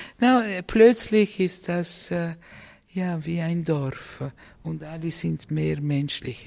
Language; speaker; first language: German; non-native, fluent; Italian